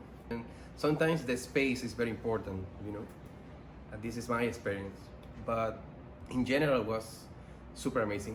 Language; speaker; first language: English; non-native, learner; Spanish